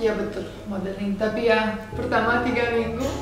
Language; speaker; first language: Indonesian; non-native, fluent; Romanian